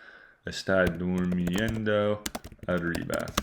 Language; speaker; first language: Spanish; non-native, fluent; English